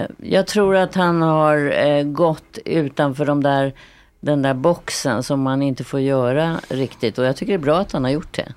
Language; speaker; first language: Swedish; native; Swedish